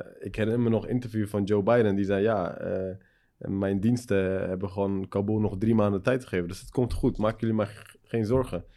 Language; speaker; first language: Dutch; early bilingual, other home language; Persian